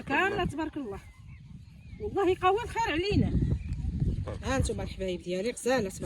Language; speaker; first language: Arabic; native; Arabic